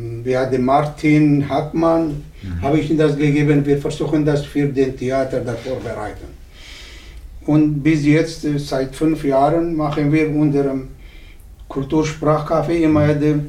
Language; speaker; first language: German; non-native, learner; Arabic